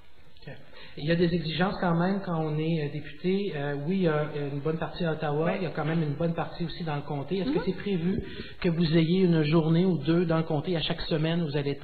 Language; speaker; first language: French; native; French